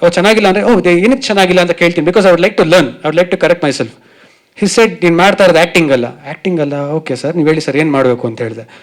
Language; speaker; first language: Kannada; native; Kannada